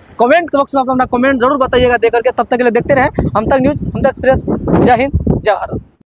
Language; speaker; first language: Hindi; native; Hindi